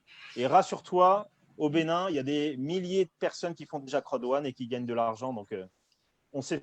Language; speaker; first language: French; native; French